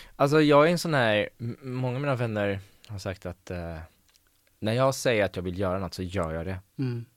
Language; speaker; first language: Swedish; early bilingual, other home language; Persian